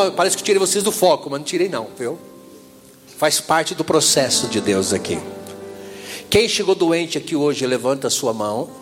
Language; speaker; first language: Portuguese; native; Portuguese